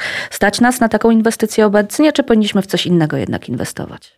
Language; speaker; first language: Polish; native; Polish